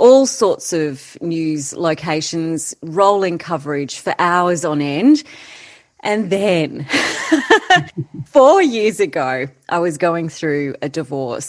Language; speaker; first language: English; native; English